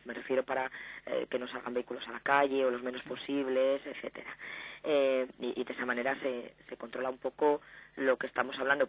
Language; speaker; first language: Spanish; native; Spanish